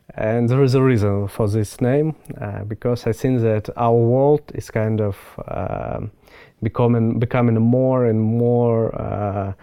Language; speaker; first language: English; non-native, fluent; Ukrainian